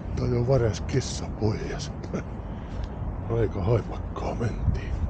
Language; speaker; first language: Finnish; native; Finnish